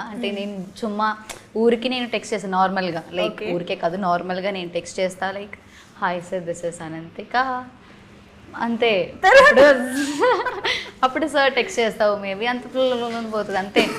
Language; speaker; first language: Telugu; non-native, learner; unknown